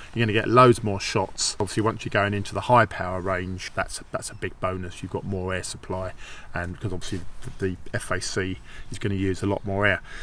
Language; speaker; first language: English; native; English